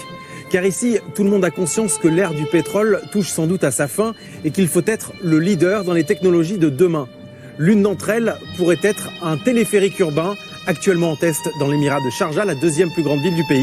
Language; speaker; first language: French; native; French